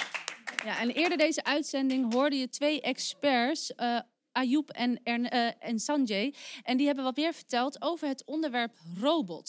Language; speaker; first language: Dutch; native; Dutch